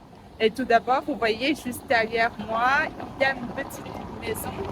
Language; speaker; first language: French; non-native, learner; Vietnamese